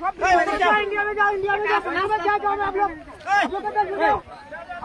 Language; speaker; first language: Hindi; non-native, learner; Bangla